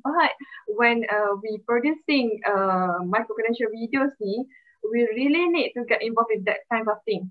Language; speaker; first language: English; non-native, local second language; Malay